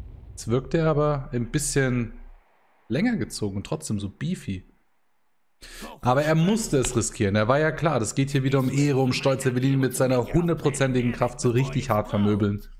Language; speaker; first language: German; native; German